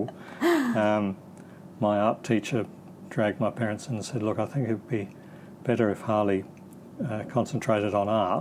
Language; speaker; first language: English; native; English